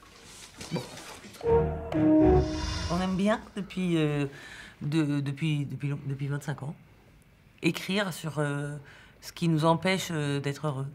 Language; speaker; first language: French; native; French